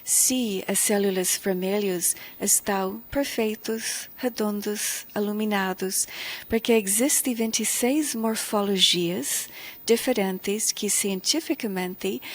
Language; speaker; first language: Portuguese; non-native, fluent; English